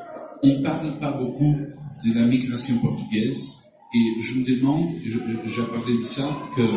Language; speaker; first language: French; non-native, fluent; Portuguese